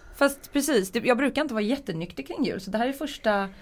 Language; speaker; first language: Swedish; early bilingual, other home language; Polish